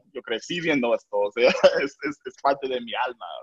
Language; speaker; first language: Spanish; non-native, local second language; English